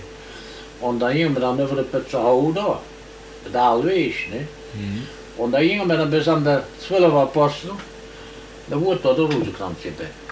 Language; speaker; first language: German; native; German